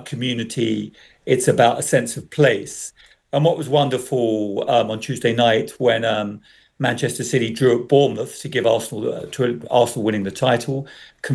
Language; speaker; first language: English; native; English